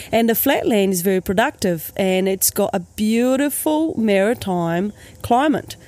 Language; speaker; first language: English; native; English